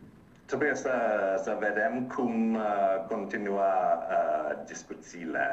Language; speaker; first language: Romanian; non-native, learner; English